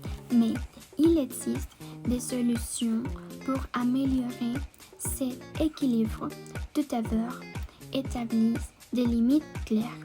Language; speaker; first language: French; non-native, learner; Spanish